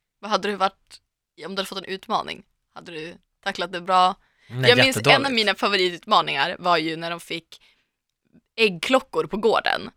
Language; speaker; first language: Swedish; native; Swedish